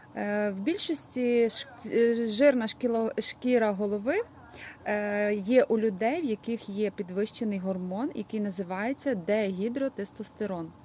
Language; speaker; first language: Ukrainian; native; Ukrainian